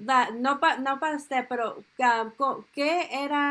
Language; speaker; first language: Spanish; early bilingual, heritage; Spanish